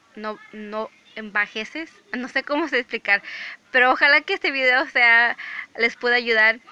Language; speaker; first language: Spanish; early bilingual, heritage; English